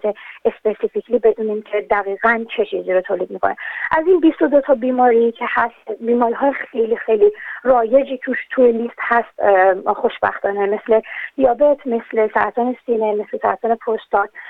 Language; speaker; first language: Persian; native; Persian